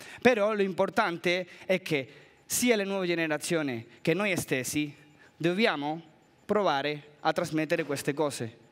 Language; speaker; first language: Italian; non-native, fluent; Spanish